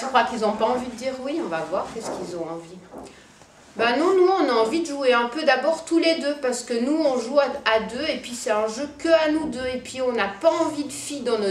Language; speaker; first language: French; native; French